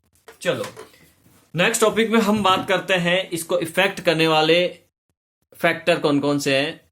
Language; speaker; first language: Hindi; native; Hindi